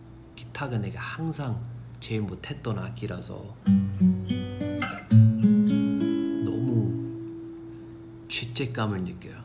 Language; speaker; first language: Korean; non-native, fluent; English